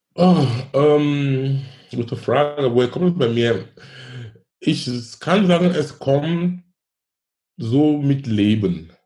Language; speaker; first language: German; non-native, fluent; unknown